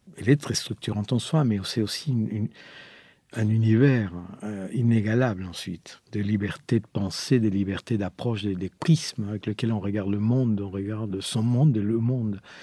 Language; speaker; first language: French; non-native, fluent; Spanish